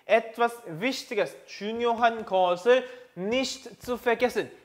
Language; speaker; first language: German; non-native, fluent; Korean